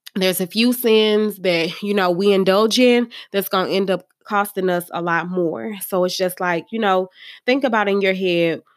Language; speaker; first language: English; native; English